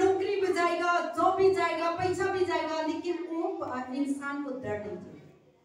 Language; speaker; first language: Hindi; non-native, local second language; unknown